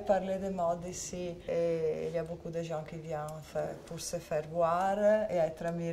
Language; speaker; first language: French; non-native, fluent; Italian